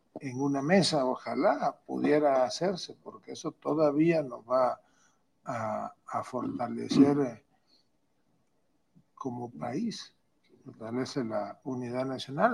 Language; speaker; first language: Spanish; native; Spanish